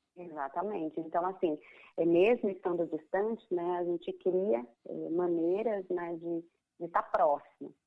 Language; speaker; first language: Portuguese; native; Portuguese